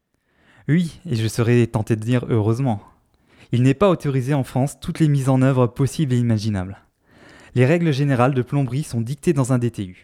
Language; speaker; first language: French; native; French